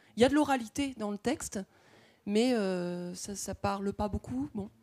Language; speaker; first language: French; native; French